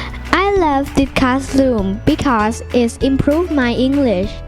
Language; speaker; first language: English; non-native, learner; Thai